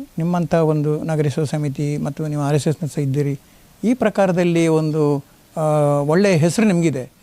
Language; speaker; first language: Kannada; native; Kannada